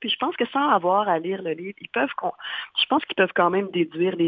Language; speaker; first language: French; native; French